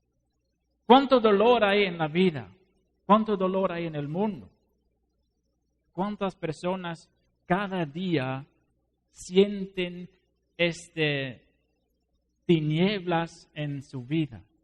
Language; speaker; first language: Spanish; non-native, fluent; Dutch